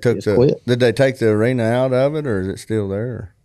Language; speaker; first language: English; native; English